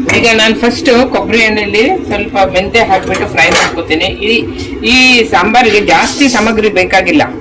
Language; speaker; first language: Kannada; non-native, local second language; Konkani